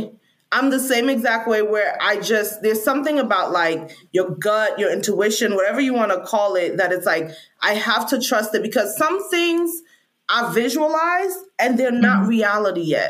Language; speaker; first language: English; non-native, local second language; Krio